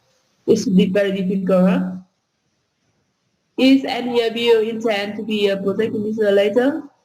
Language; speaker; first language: English; non-native, fluent; Vietnamese